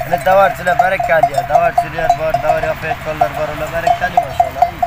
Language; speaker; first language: Turkish; non-native, learner; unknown